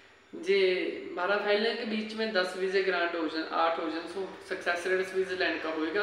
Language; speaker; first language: Hindi; non-native, local second language; Punjabi